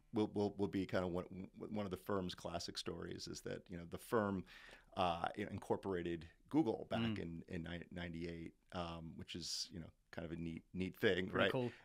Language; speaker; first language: English; native; English